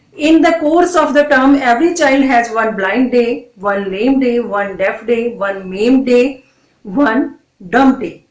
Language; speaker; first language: English; non-native, local second language; Punjabi